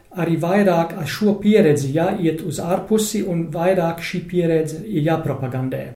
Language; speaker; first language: Latvian; non-native, fluent; German